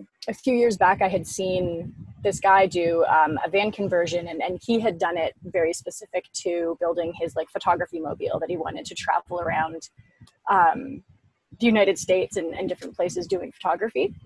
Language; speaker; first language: English; native; English